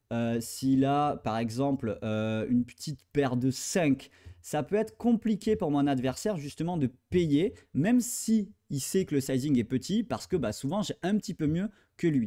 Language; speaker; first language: French; native; French